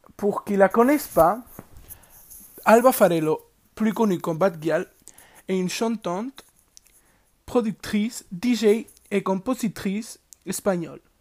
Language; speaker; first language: French; non-native, learner; Spanish